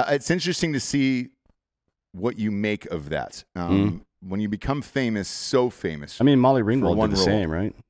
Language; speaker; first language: English; native; English